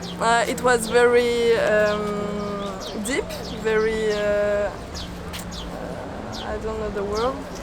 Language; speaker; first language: English; non-native, learner; French